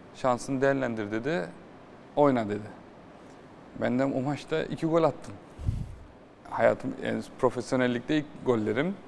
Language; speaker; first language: Turkish; early bilingual, heritage; Turkish